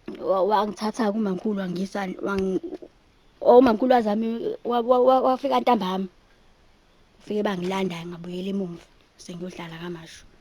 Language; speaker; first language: Zulu; native; Zulu